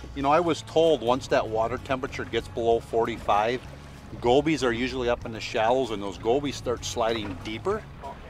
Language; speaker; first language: English; native; English